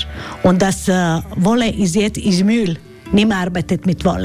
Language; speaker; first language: German; non-native, learner; Croatian